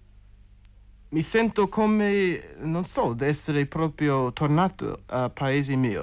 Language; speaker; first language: Italian; non-native, fluent; English